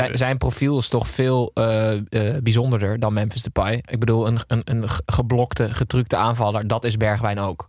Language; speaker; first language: Dutch; native; Dutch